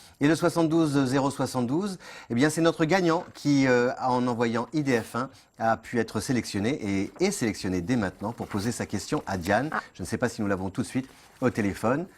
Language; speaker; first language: French; native; French